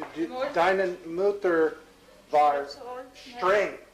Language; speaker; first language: German; non-native, learner; English